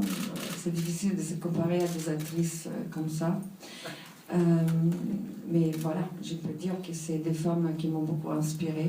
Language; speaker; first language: French; non-native, fluent; Italian